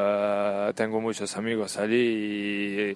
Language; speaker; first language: Spanish; non-native, learner; Serbian